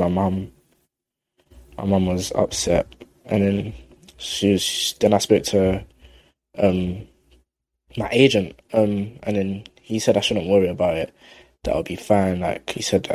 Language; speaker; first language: English; native; English